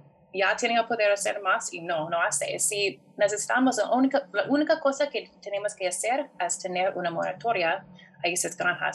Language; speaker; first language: Spanish; non-native, fluent; English